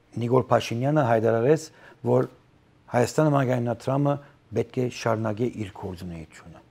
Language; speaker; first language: Armenian; early bilingual, heritage; Armenian